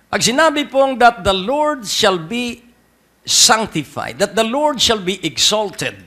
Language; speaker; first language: English; non-native, local second language; Filipino